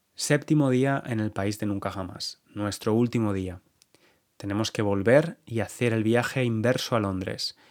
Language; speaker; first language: Spanish; native; Spanish